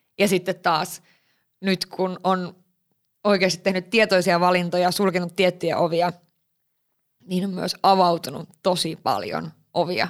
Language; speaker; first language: Finnish; early bilingual, heritage; Finnish